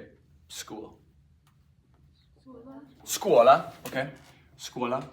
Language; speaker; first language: Italian; non-native, fluent; English